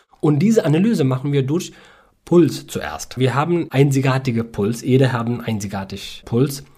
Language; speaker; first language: German; non-native, learner; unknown